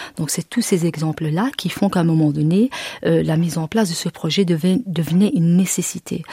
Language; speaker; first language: French; early bilingual, other home language; Arabic